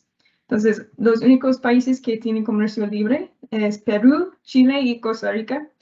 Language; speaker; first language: Spanish; non-native, learner; English